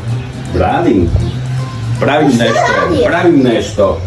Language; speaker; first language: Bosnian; non-native, learner; Spanish